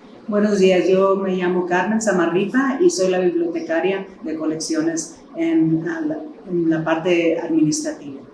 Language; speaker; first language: Spanish; early bilingual, other home language; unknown